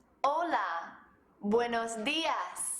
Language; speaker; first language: Spanish; non-native, fluent; English